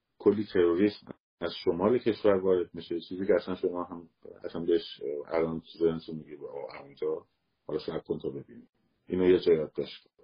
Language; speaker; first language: Persian; native; Persian